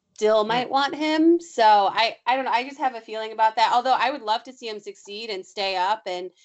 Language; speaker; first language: English; native; English